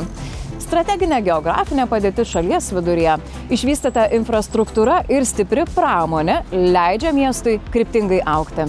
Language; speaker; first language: Lithuanian; native; Lithuanian